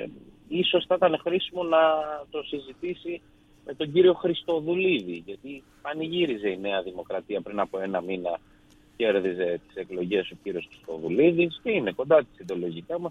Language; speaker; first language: Greek; native; Greek